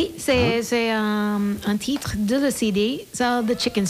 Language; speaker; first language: French; non-native, learner; English